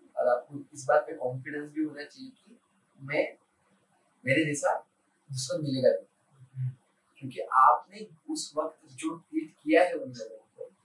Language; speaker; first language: Hindi; non-native, local second language; Marathi